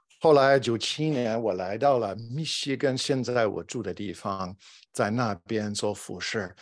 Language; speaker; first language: Chinese; non-native, fluent; English